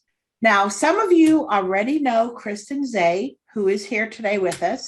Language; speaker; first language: English; native; English